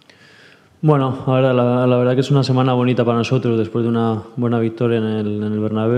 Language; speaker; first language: Spanish; native; Spanish